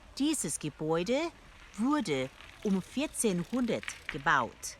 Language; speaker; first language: German; non-native, fluent; Thai